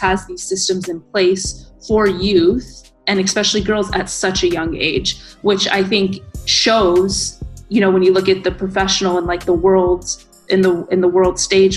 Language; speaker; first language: English; native; English